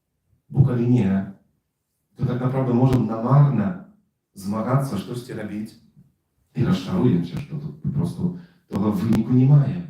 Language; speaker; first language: Polish; non-native, learner; Russian